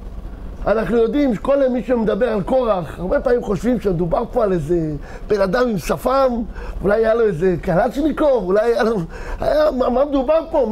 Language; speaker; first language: Hebrew; native; Hebrew